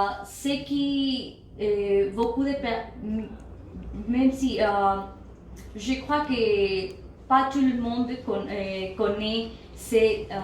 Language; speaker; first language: French; non-native, learner; Spanish